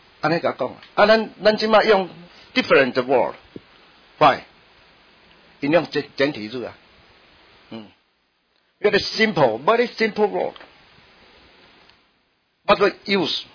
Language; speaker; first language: English; non-native, learner; Min Nan Chinese